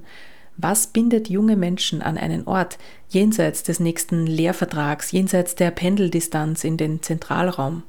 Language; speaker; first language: German; native; German